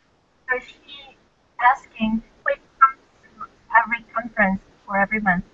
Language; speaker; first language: English; non-native, learner; Korean